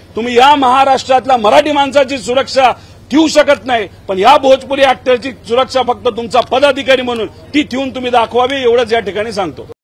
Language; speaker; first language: Marathi; native; Marathi